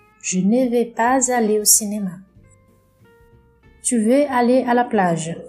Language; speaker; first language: French; non-native, fluent; Portuguese